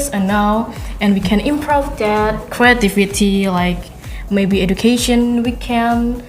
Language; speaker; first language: English; non-native, learner; Indonesian